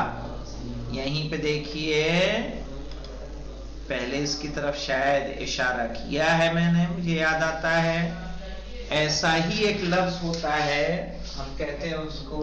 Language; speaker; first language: Urdu; native; Urdu